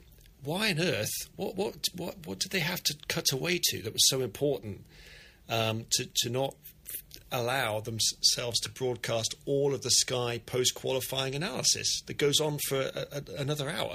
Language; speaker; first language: English; native; English